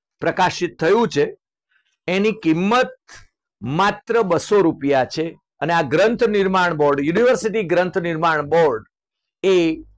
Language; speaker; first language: Gujarati; native; Gujarati